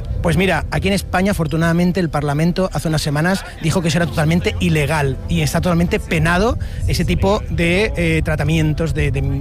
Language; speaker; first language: Spanish; native; Spanish